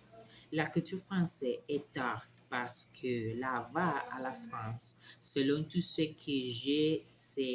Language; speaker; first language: French; non-native, learner; Spanish